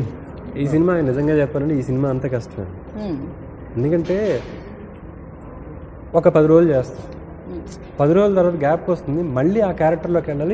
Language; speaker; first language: Telugu; native; Telugu